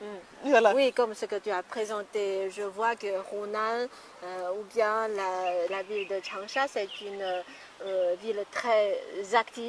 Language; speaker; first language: French; non-native, fluent; Chinese